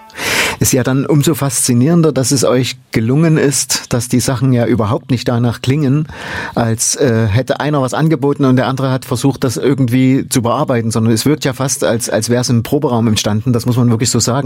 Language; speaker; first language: German; native; German